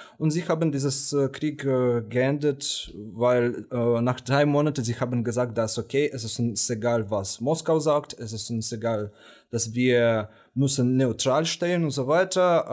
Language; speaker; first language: German; non-native, fluent; Romanian